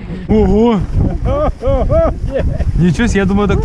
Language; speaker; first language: Russian; native; Russian